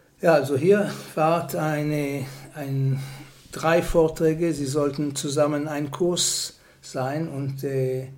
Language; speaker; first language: German; non-native, fluent; Hebrew